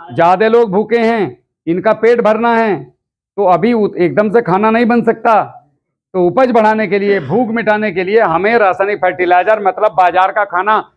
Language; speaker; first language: Hindi; native; Hindi